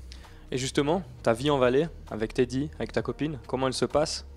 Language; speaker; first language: French; native; French